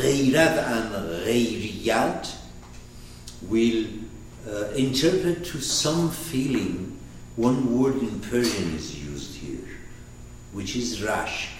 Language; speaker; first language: English; non-native, fluent; Persian